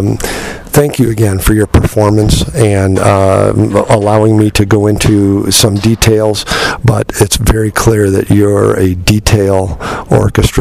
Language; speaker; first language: English; native; English